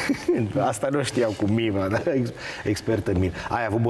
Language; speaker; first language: Romanian; native; Romanian